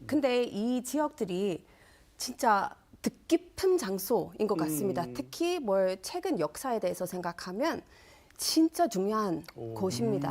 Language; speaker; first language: Korean; non-native, fluent; English